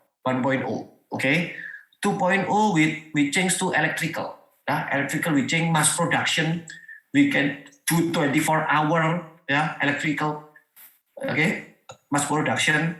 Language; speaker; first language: English; non-native, learner; Indonesian